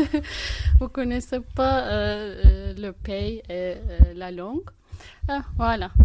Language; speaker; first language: French; non-native, learner; Turkish